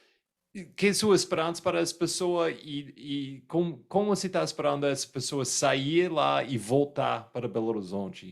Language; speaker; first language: Portuguese; non-native, fluent; English